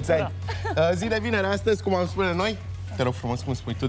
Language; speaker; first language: Romanian; native; Romanian